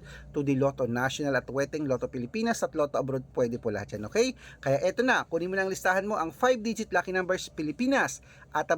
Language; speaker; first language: Filipino; native; Filipino